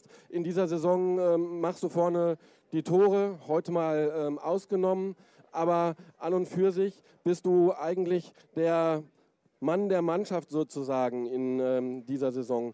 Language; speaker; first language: German; native; German